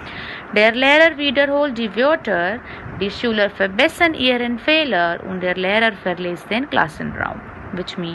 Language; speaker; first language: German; non-native, fluent; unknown